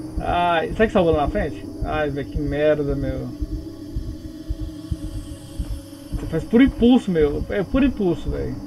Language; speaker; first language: Portuguese; native; Portuguese